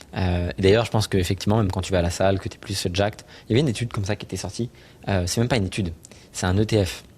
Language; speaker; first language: French; native; French